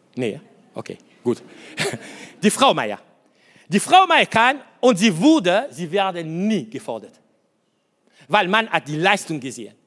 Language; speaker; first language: German; non-native, learner; Lingala